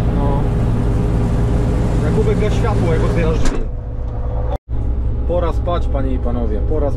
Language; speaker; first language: Polish; native; Polish